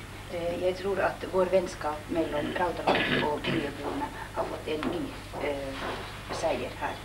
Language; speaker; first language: Swedish; non-native, learner; Finnish